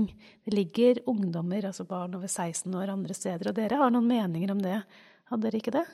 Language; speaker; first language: Norwegian; native; Norwegian